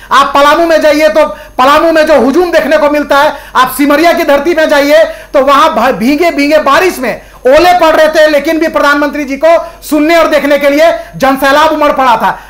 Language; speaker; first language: Hindi; native; Hindi